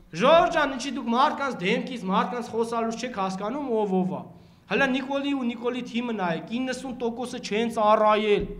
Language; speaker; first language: Armenian; native; Armenian